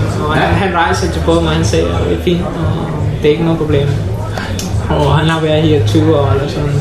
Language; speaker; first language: Danish; non-native, learner; Mon